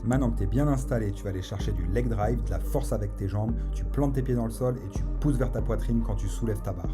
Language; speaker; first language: French; native; French